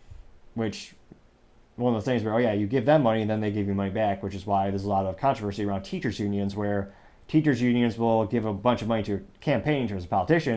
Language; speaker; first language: English; native; English